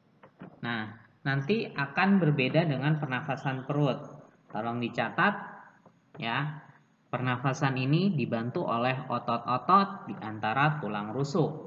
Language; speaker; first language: Indonesian; native; Indonesian